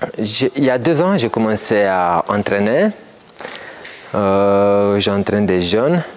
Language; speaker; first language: French; non-native, fluent; Romanian